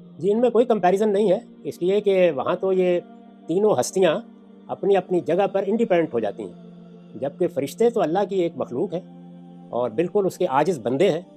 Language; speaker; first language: Urdu; non-native, local second language; Punjabi